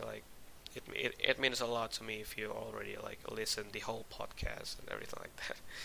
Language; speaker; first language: English; non-native, fluent; Indonesian